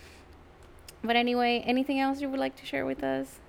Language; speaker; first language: English; early bilingual, other home language; Spanish